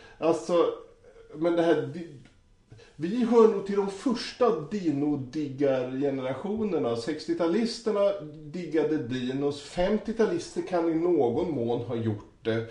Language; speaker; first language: Swedish; native; Swedish